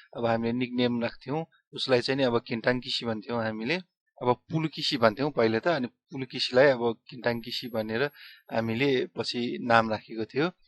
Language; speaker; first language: Nepali; non-native, local second language; Newari